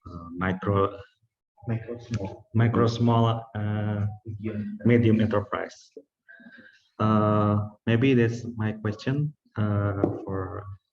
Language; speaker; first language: English; non-native, fluent; Indonesian